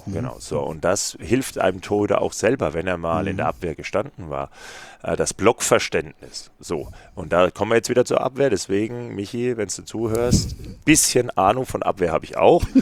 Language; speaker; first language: German; native; German